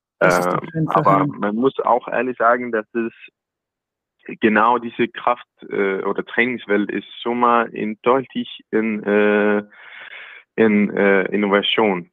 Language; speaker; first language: German; non-native, learner; Danish